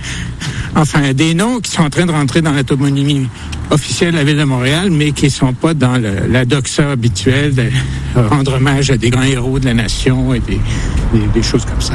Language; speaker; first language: French; native; French